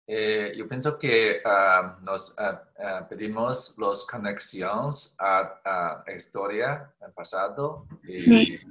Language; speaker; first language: Spanish; non-native, learner; Chinese